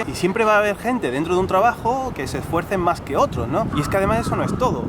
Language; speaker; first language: Spanish; native; Spanish